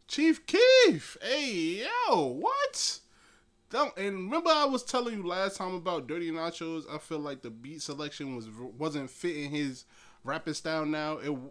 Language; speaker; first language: English; native; English